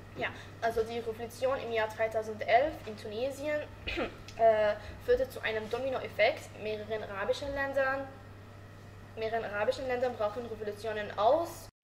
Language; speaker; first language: German; non-native, learner; Arabic